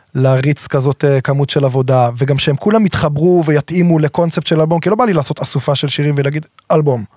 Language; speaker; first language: Hebrew; native; Hebrew